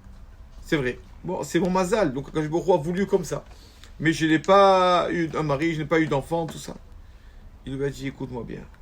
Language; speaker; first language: French; native; French